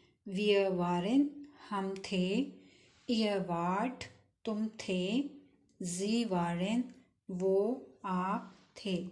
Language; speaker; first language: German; non-native, fluent; Urdu